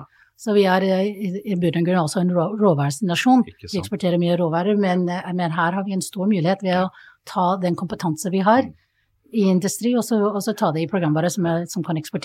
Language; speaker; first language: Norwegian; non-native, fluent; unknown